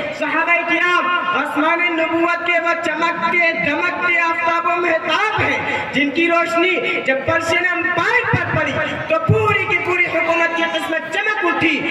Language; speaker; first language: Urdu; native; Urdu